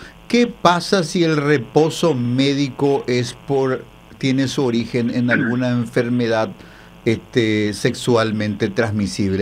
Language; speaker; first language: Spanish; native; Spanish